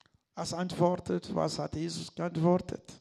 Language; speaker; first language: German; non-native, learner; Lingala